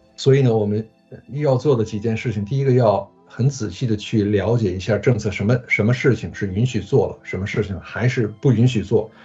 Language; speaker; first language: Chinese; early bilingual, other home language; Japanese